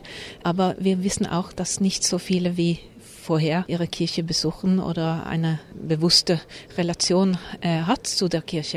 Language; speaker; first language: German; non-native, fluent; Norwegian